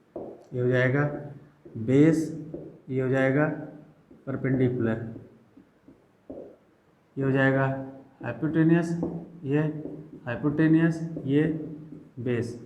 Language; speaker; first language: Hindi; native; Hindi